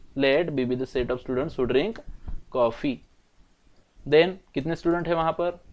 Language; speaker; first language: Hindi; non-native, local second language; Marathi